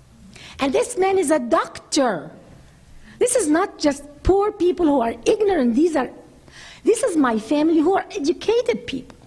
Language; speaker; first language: English; non-native, fluent; Arabic